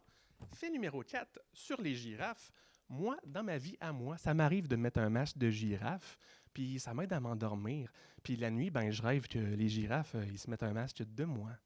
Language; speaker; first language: French; native; French